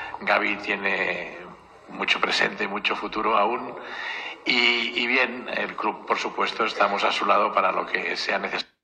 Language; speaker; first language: Spanish; non-native, fluent; German